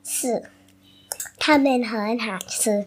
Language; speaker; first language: Chinese; early bilingual, heritage; Chinese